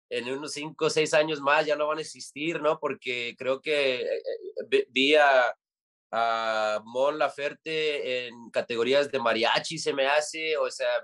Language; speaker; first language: Spanish; early bilingual, heritage; Spanish